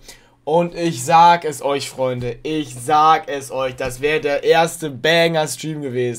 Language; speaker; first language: German; native; German